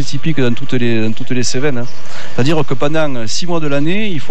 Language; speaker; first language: French; native; French